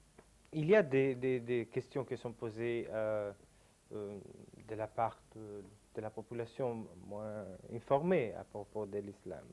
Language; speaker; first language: French; non-native, fluent; Italian